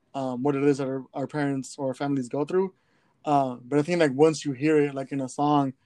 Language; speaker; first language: English; early bilingual, other home language; Spanish